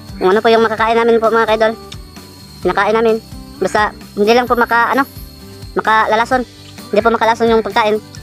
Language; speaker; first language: Filipino; non-native, local second language; Cebuano